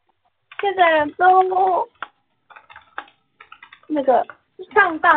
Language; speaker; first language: Chinese; non-native, learner; Korean